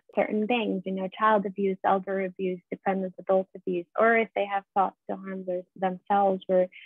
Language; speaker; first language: English; non-native, fluent; Persian